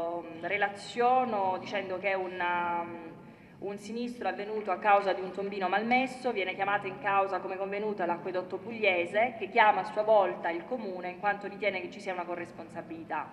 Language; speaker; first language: Italian; native; Italian